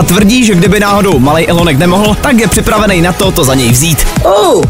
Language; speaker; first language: Czech; native; Czech